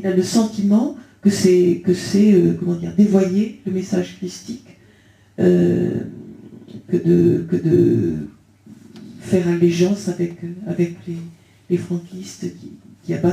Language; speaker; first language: French; early bilingual, other home language; Spanish